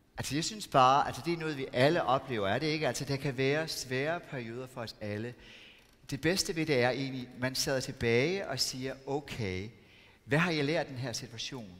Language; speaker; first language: Danish; native; Danish